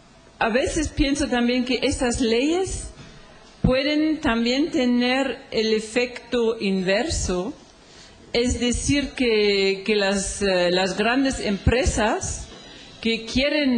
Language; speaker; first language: Spanish; non-native, fluent; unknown